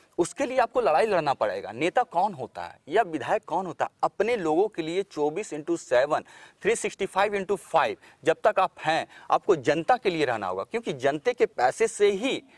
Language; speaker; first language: Hindi; native; Hindi